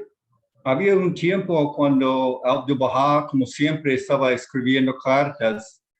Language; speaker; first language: Spanish; non-native, fluent; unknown